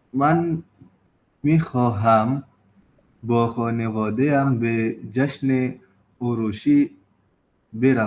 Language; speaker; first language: Persian; non-native, learner; Indonesian